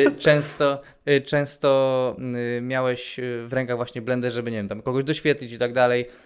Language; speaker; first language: Polish; native; Polish